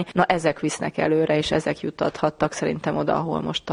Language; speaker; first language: Hungarian; native; Hungarian